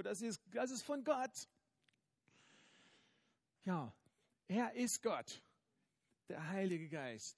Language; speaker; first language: German; non-native, fluent; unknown